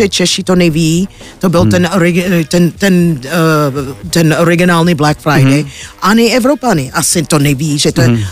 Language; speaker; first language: Czech; non-native, fluent; English